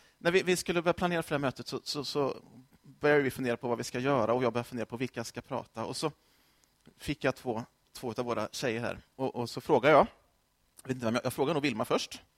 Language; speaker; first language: Swedish; native; Swedish